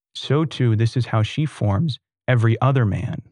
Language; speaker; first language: English; native; English